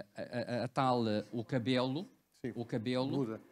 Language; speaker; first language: Portuguese; early bilingual, other home language; Cantonese